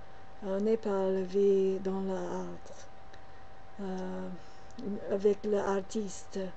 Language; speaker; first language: French; non-native, learner; English